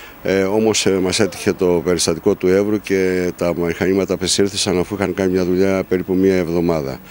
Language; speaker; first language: Greek; native; Greek